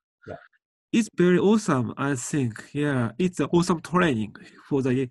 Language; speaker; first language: English; non-native, learner; Japanese